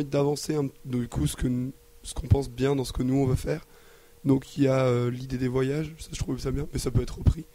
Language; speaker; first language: French; native; French